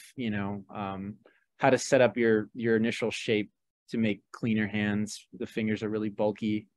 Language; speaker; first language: English; native; English